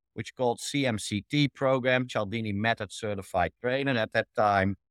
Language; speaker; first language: English; non-native, fluent; Dutch